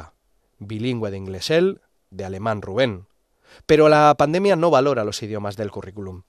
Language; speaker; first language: Spanish; native; Spanish